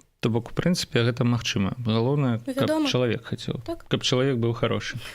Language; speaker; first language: Belarusian; non-native, local second language; Russian